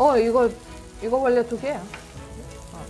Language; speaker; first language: Korean; non-native, fluent; Russian